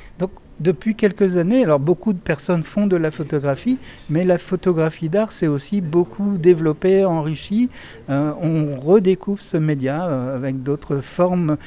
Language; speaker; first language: French; native; French